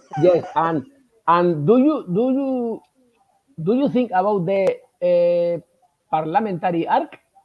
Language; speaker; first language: English; non-native, learner; Spanish